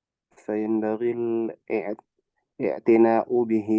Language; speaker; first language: Arabic; non-native, learner; Indonesian